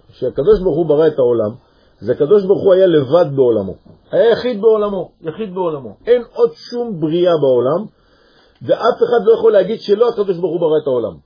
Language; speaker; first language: Hebrew; native; Hebrew